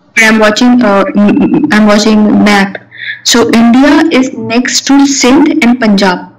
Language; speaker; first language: English; non-native, local second language; Urdu